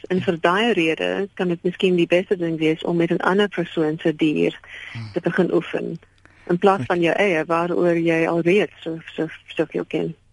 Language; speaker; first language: Afrikaans; non-native, local second language; English